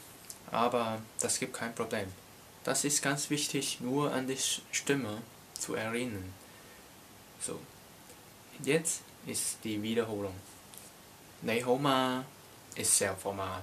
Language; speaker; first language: German; non-native, learner; Cantonese